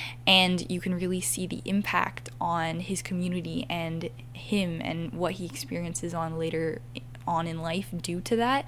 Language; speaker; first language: English; native; English